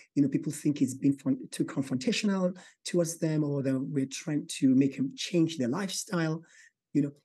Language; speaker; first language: English; non-native, local second language; Yoruba